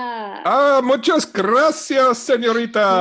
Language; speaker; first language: Spanish; non-native, learner; English